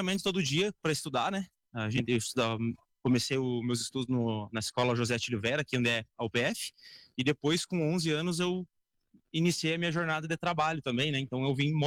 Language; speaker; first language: Portuguese; native; Portuguese